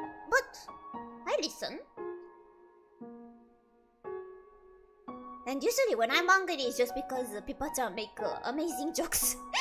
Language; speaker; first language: English; non-native, learner; Japanese